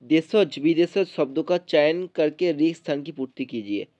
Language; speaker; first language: Hindi; non-native, local second language; Bangla